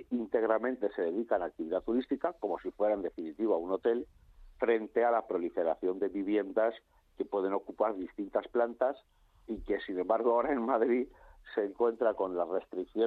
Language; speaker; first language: Spanish; native; Spanish